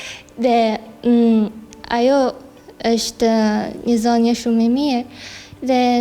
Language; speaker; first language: Albanian; non-native, learner; Chinese